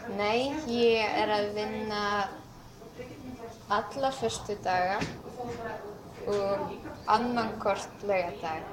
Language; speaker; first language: Icelandic; non-native, learner; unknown